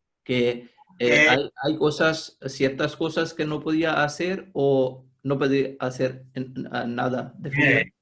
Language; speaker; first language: Spanish; non-native, fluent; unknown